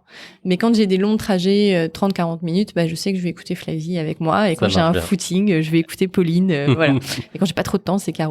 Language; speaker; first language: French; native; French